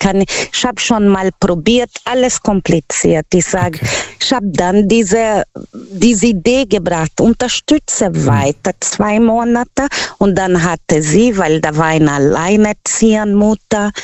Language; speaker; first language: German; non-native, learner; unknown